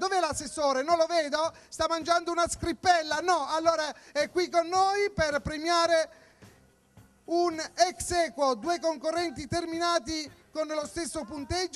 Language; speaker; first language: Italian; native; Italian